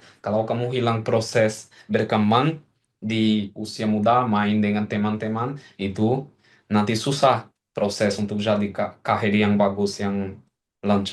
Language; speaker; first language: Indonesian; non-native, fluent; Portuguese